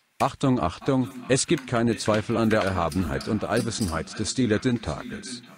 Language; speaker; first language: German; native; German